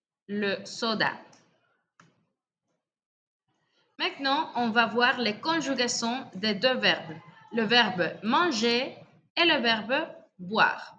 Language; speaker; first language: French; non-native, fluent; Spanish